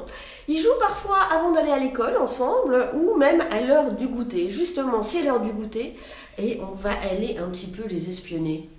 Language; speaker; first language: French; native; French